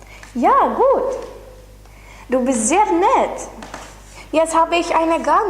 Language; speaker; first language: German; non-native, learner; Lithuanian